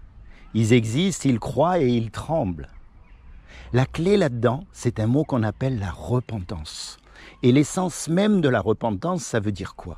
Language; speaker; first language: French; native; French